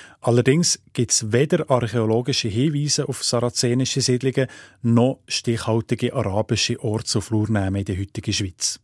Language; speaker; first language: German; native; German